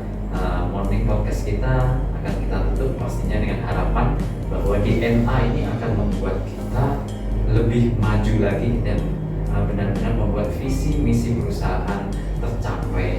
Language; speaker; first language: Indonesian; non-native, local second language; Javanese